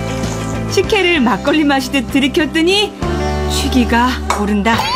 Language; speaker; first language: Korean; native; Korean